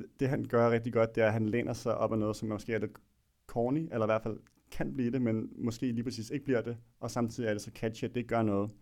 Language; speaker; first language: Danish; native; Danish